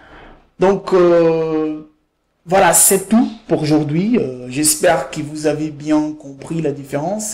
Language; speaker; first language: French; non-native, fluent; Portuguese